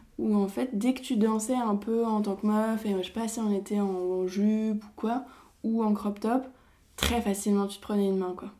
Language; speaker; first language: French; native; French